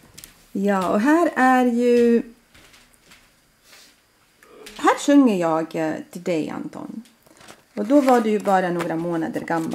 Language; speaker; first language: Swedish; non-native, fluent; Latvian